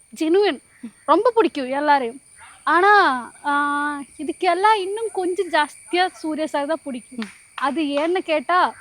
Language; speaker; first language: Tamil; non-native, learner; Malayalam